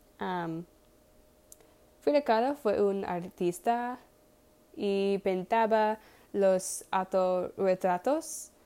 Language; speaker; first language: Spanish; non-native, learner; English